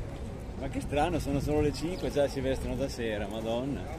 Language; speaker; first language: Italian; non-native, learner; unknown